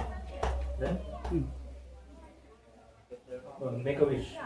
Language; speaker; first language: English; early bilingual, heritage; Bangla